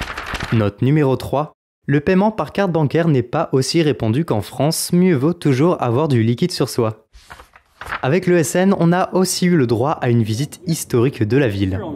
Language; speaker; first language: French; native; French